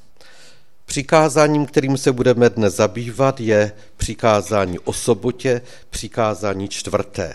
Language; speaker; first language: Czech; native; Czech